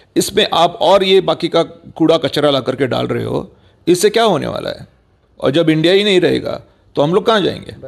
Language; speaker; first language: Hindi; non-native, local second language; Marathi